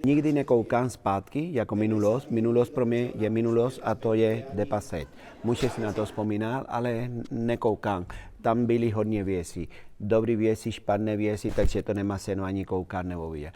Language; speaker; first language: Czech; non-native, fluent; Spanish